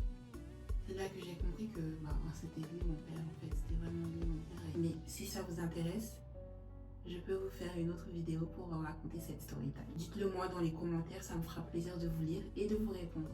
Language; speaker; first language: French; native; French